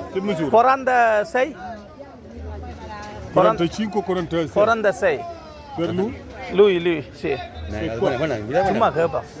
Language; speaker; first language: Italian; non-native, learner; Tamil